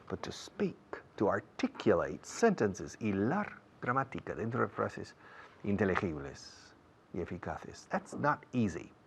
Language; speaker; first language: Spanish; non-native, fluent; English